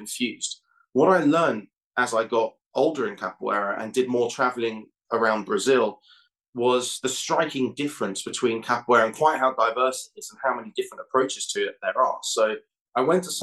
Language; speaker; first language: English; native; English